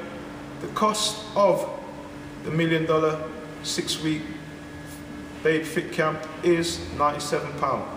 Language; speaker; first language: English; native; English